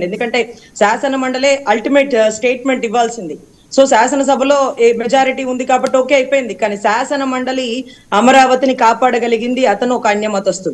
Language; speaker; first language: Telugu; native; Telugu